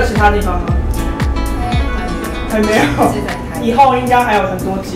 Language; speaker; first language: Chinese; native; Chinese